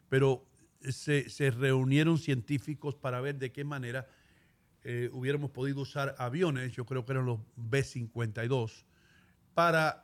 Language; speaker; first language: Spanish; native; Spanish